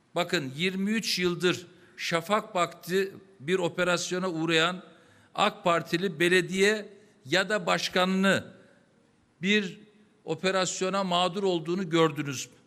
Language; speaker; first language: Turkish; native; Turkish